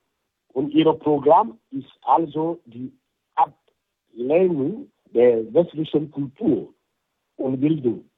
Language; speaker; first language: German; non-native, fluent; French